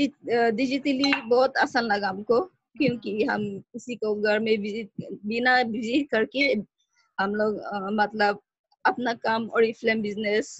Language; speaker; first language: Hindi; non-native, local second language; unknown